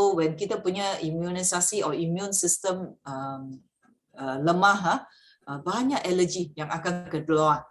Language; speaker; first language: Malay; native; Malay